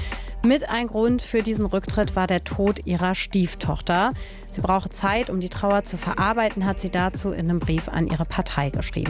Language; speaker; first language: German; native; German